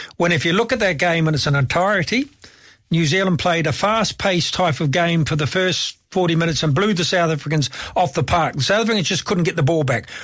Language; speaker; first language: English; native; English